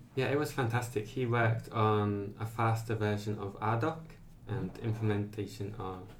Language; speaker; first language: English; native; English